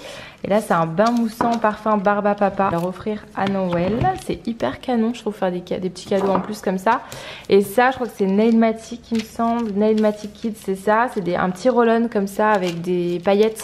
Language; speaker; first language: French; native; French